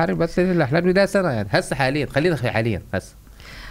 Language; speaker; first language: Arabic; native; Arabic